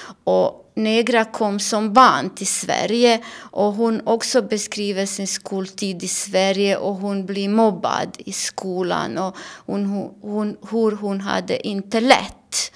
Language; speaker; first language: Swedish; non-native, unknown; Bosnian